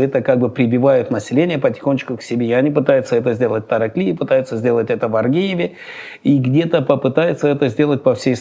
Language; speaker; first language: Russian; non-native, local second language; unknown